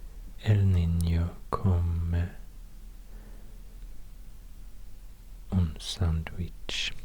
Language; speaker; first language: Spanish; non-native, learner; Swedish